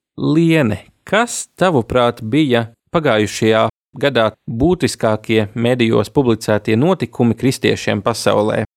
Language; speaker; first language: Latvian; native; Latvian